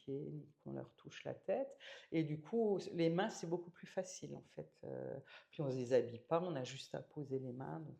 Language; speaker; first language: French; native; French